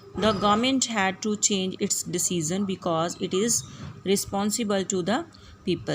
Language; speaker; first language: English; non-native, local second language; Punjabi